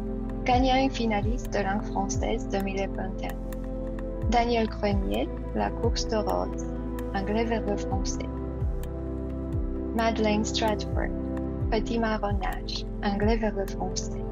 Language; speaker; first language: French; non-native, fluent; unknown